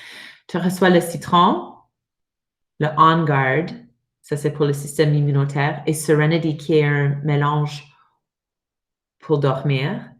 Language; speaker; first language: French; non-native, learner; English